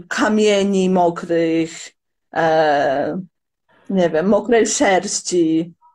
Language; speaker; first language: Polish; non-native, fluent; Croatian